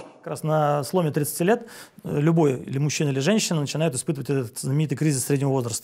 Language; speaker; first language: Russian; native; Russian